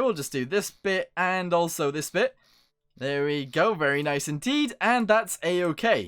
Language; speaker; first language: English; native; English